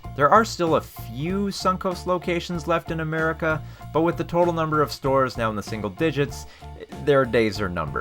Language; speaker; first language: English; native; English